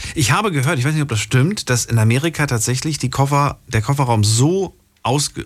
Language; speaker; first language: German; native; German